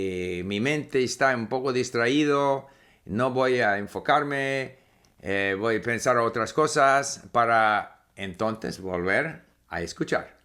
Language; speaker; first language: Spanish; non-native, fluent; English